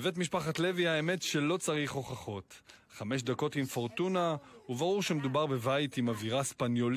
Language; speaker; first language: Hebrew; native; Hebrew